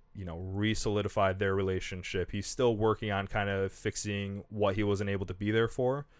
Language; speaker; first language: English; native; English